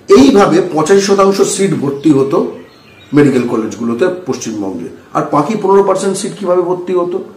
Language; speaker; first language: Bangla; native; Bangla